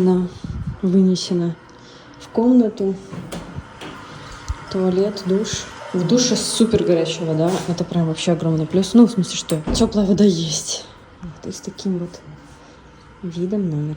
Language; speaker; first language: Russian; native; Russian